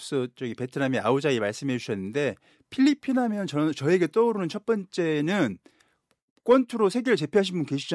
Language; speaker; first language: Korean; native; Korean